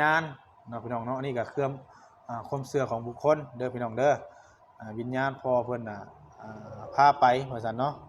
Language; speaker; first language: Thai; non-native, local second language; Lao